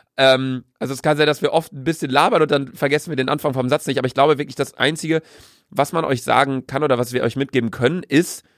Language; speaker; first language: German; native; German